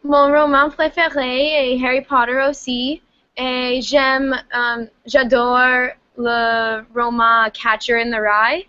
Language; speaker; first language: French; non-native, learner; English